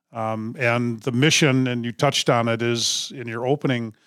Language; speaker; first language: English; native; English